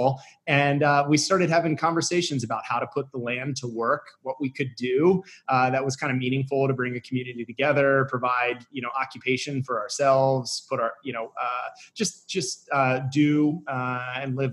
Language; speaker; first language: English; native; English